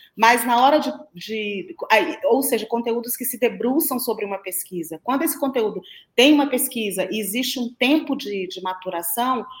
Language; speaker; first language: Portuguese; native; Portuguese